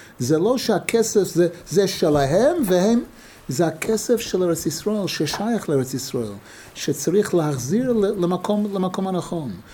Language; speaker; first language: Hebrew; non-native, fluent; English